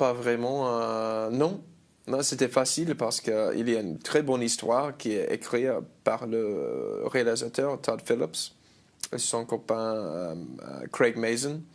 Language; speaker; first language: French; non-native, learner; English